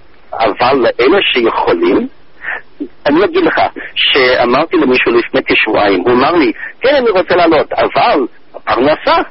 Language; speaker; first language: Hebrew; non-native, fluent; English